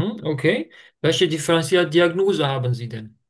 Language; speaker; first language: German; non-native, learner; Turkish